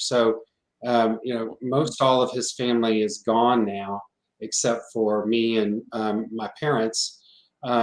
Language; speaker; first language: English; native; English